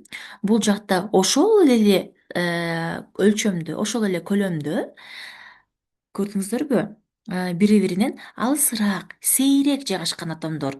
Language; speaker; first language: Kyrgyz; native; Kyrgyz